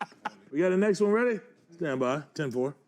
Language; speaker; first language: English; native; English